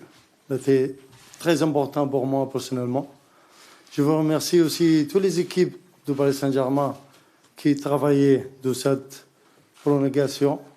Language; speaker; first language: French; non-native, learner; Arabic